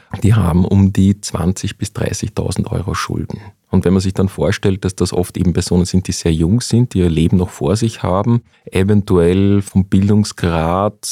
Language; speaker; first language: German; native; German